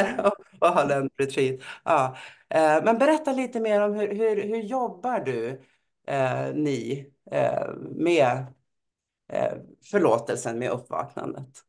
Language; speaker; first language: Swedish; native; Swedish